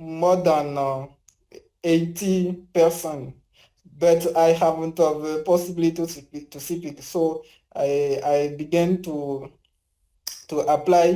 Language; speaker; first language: English; non-native, learner; French